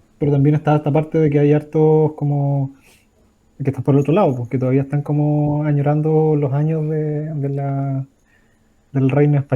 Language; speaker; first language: Spanish; native; Spanish